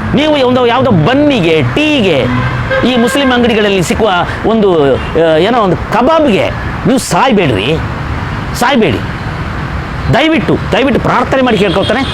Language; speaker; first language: Kannada; non-native, local second language; Kodava